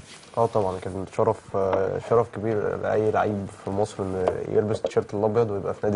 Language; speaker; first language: Arabic; native; Arabic